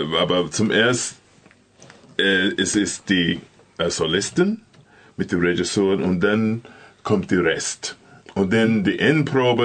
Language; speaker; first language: German; non-native, learner; English